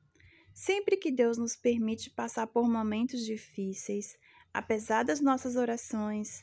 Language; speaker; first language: Portuguese; native; Portuguese